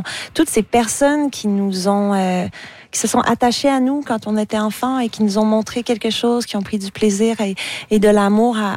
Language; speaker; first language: French; native; French